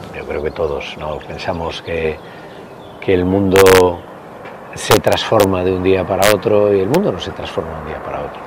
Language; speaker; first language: Spanish; native; Spanish